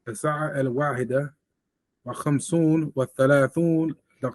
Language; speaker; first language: Arabic; non-native, learner; English